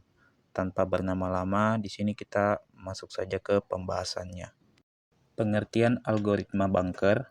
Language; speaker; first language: Indonesian; native; Indonesian